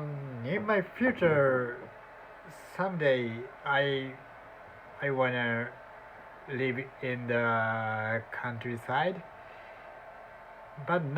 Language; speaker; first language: English; non-native, learner; Japanese